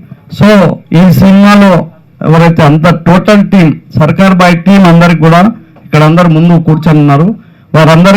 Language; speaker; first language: Telugu; native; Telugu